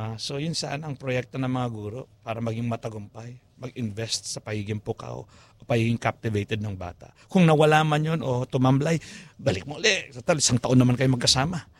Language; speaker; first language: Filipino; non-native, local second language; Pampanga